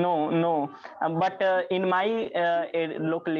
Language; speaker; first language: English; non-native, learner; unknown